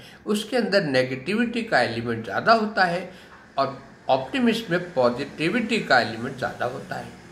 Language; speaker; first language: Hindi; native; Hindi